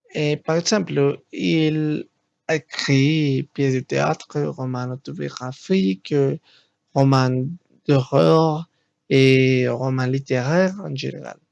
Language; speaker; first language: French; non-native, learner; Spanish